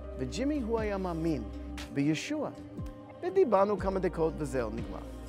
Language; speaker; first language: Hebrew; non-native, fluent; English